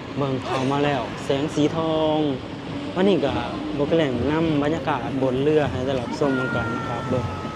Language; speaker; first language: Thai; non-native, local second language; Lao